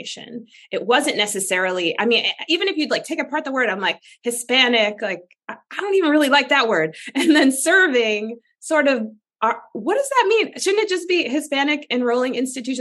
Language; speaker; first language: English; native; English